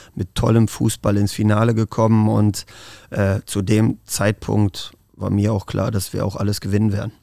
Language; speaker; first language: German; native; German